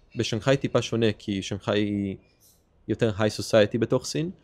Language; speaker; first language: Hebrew; early bilingual, heritage; Hebrew